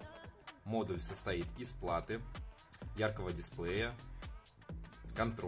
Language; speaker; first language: Russian; native; Russian